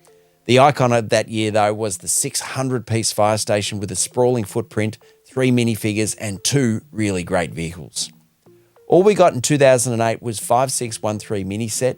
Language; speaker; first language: English; native; English